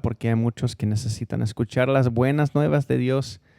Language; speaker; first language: Spanish; non-native, fluent; English